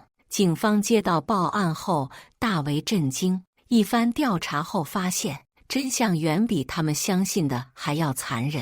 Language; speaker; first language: Chinese; native; Chinese